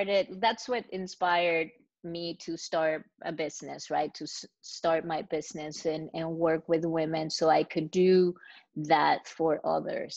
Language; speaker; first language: English; non-native, fluent; Spanish